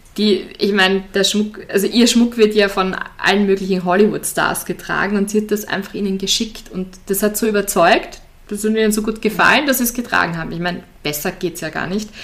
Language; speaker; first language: German; native; German